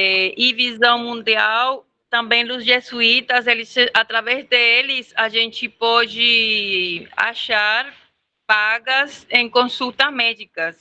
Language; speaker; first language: Portuguese; non-native, fluent; Spanish